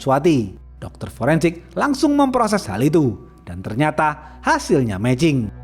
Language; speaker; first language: Indonesian; native; Indonesian